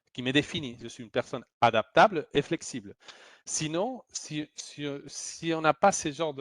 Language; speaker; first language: French; non-native, fluent; Spanish